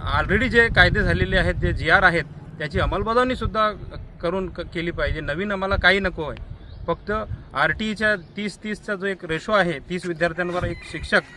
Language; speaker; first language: Marathi; non-native, local second language; Urdu